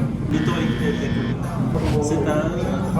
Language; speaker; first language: French; non-native, fluent; Filipino